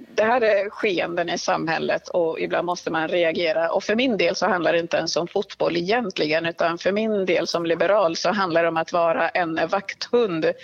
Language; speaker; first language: Swedish; early bilingual, other home language; Swahili